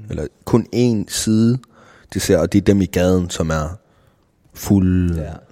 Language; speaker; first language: Danish; non-native, local second language; Kalaallisut